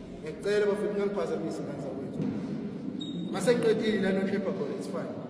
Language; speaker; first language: Zulu; native; Zulu